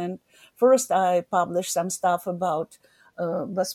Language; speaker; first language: English; non-native, learner; Ukrainian